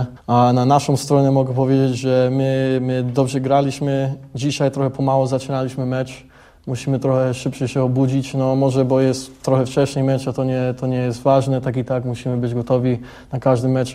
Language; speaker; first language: Polish; early bilingual, heritage; English